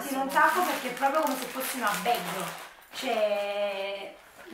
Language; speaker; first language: Italian; native; Italian